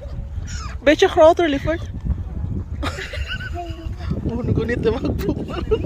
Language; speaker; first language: Dutch; non-native, fluent; Cebuano